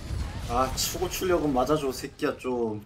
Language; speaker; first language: Korean; native; Korean